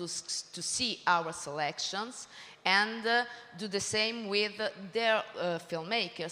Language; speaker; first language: English; non-native, learner; Italian